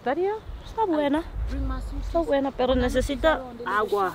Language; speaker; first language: Spanish; non-native, learner; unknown